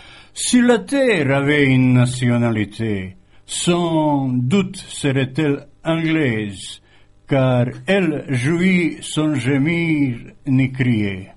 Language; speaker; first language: French; non-native, fluent; Croatian